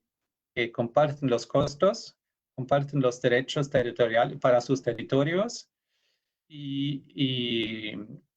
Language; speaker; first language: Spanish; non-native, fluent; Norwegian